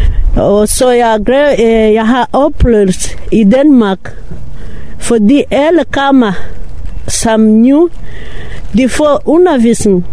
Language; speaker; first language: Danish; non-native, learner; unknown